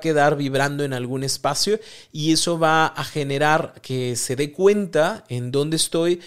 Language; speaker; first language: Spanish; native; Spanish